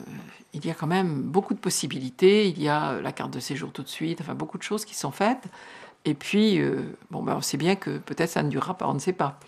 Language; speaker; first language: French; native; French